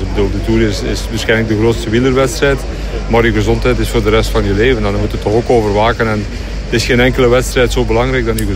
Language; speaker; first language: Dutch; native; Dutch